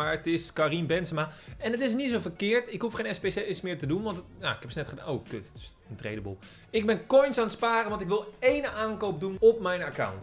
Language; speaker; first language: Dutch; native; Dutch